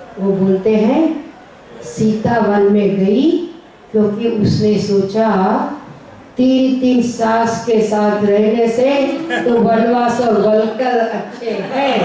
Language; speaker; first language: Hindi; non-native, local second language; Gujarati